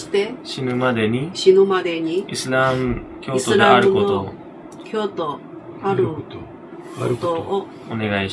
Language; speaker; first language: Japanese; non-native, fluent; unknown